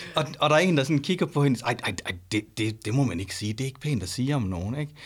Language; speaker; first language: Danish; native; Danish